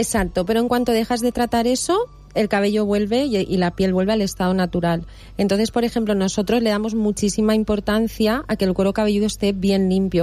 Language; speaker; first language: Spanish; native; Spanish